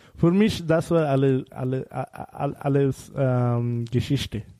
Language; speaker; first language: German; non-native, learner; Bangla